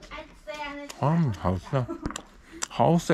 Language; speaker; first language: Chinese; non-native, local second language; Hakka Chinese